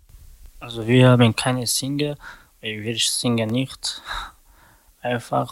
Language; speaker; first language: German; non-native, learner; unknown